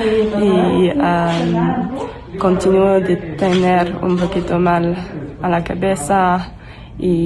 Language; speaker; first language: Spanish; non-native, learner; English